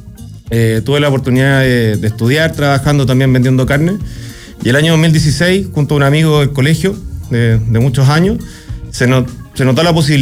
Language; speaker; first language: Spanish; native; Spanish